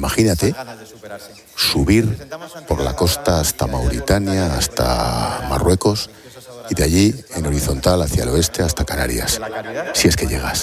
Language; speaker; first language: Spanish; native; Spanish